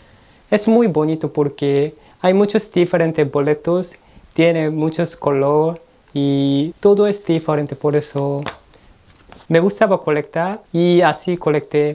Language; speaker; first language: Spanish; non-native, learner; Korean